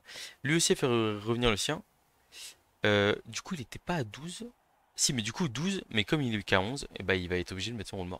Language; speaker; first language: French; native; French